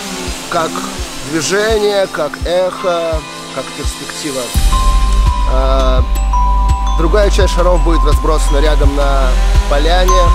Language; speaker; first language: Russian; native; Russian